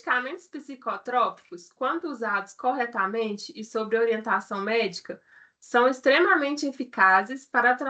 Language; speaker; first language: Portuguese; native; Portuguese